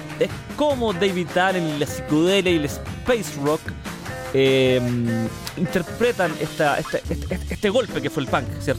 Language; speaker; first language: Spanish; native; Spanish